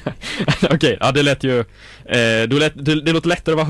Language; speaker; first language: Swedish; native; Swedish